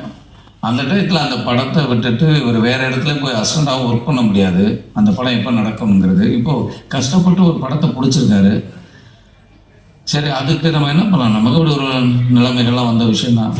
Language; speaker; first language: Tamil; native; Tamil